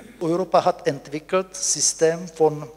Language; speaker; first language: German; non-native, fluent; Czech